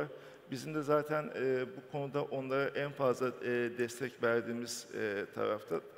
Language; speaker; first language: Turkish; native; Turkish